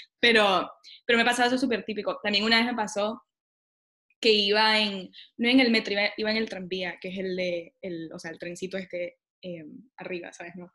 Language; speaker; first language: Spanish; native; Spanish